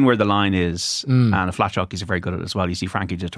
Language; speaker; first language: English; native; English